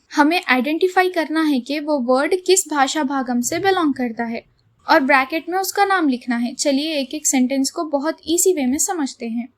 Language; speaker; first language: Hindi; non-native, local second language; Telugu